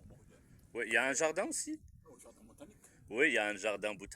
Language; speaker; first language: French; non-native, local second language; Arabic